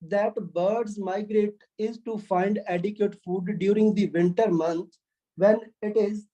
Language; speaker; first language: English; non-native, local second language; Punjabi